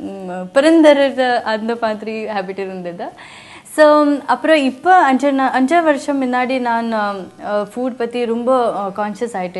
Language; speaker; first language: Tamil; non-native, learner; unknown